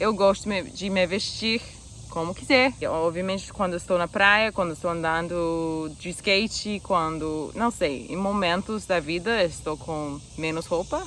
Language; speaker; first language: Portuguese; non-native, fluent; English